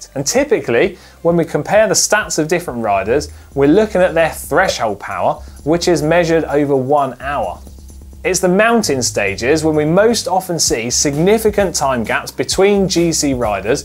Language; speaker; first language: English; native; English